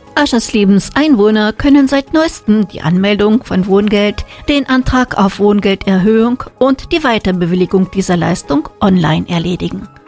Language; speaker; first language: German; native; German